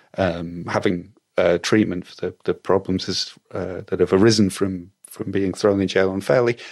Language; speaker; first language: English; native; English